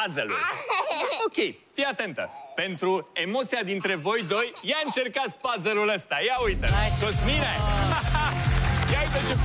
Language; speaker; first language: Romanian; native; Romanian